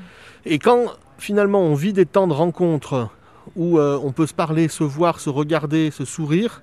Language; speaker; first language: French; native; French